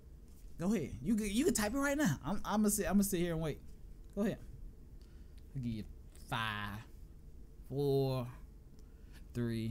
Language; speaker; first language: English; native; English